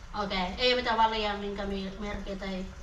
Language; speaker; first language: Finnish; non-native, learner; Filipino